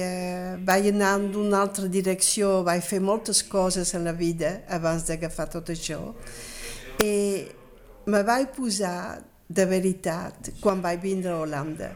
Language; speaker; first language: Catalan; early bilingual, heritage; Catalan